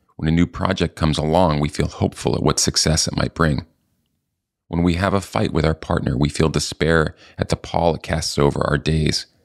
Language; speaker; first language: English; native; English